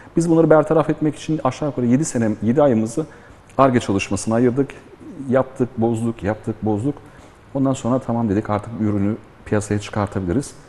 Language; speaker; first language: Turkish; early bilingual, heritage; Turkish